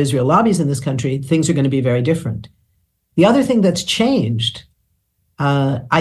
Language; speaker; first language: English; native; English